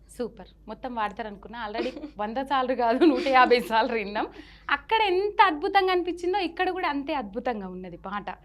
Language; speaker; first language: Telugu; native; Telugu